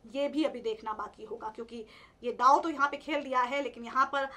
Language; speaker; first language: Hindi; native; Hindi